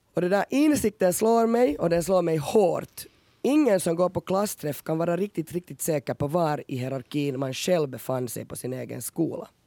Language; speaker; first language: Swedish; native; Swedish